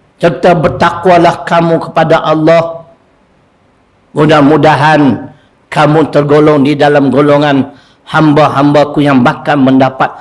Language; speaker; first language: Malay; native; Malay